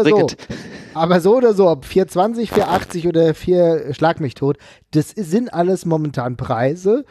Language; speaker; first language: German; native; German